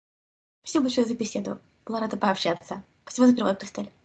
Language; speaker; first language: Russian; native; Russian